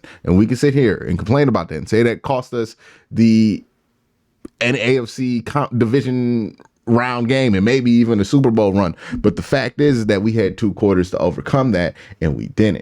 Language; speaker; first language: English; native; English